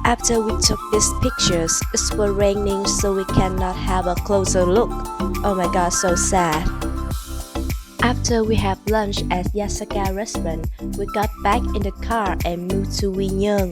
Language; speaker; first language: English; non-native, learner; Vietnamese